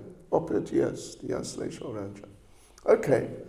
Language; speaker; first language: Russian; non-native, learner; English